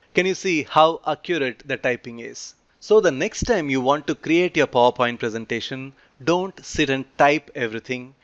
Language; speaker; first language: English; non-native, local second language; Telugu